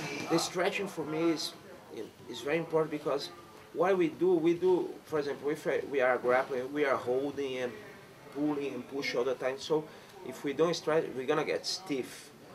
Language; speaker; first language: English; non-native, fluent; Portuguese